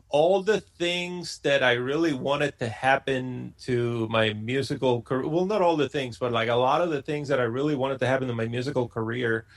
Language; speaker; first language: English; non-native, fluent; Spanish